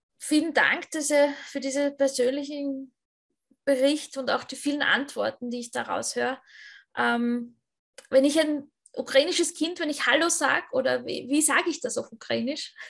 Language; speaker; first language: German; native; German